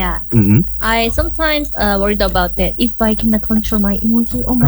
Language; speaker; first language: English; non-native, learner; Korean